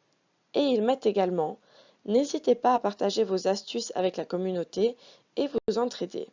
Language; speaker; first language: French; native; French